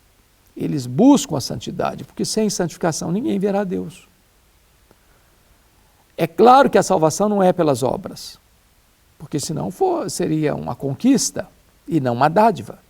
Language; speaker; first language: Portuguese; native; Portuguese